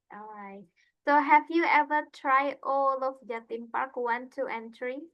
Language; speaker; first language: English; non-native, fluent; Indonesian